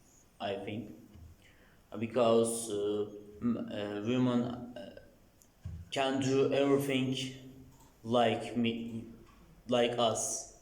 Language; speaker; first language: English; non-native, learner; Turkish